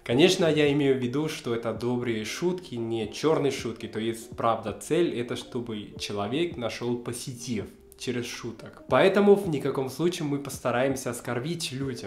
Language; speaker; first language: Russian; non-native, fluent; Spanish